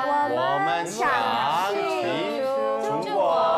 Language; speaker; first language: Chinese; non-native, learner; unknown